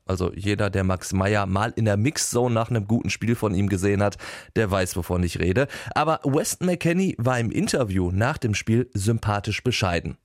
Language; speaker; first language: German; native; German